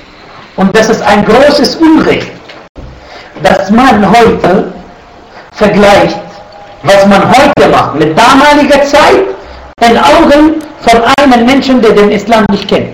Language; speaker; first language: German; non-native, fluent; Arabic